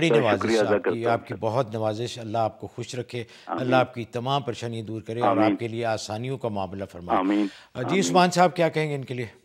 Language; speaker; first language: Urdu; native; Urdu